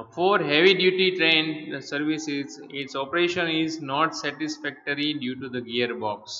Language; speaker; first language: English; non-native, local second language; Gujarati